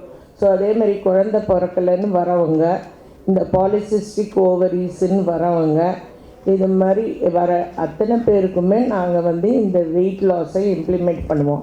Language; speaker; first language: Tamil; native; Tamil